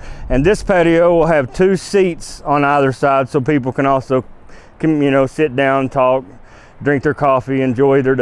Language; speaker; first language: English; native; English